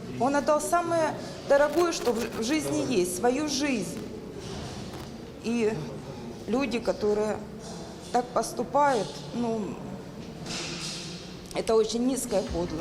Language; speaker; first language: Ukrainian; non-native, local second language; Russian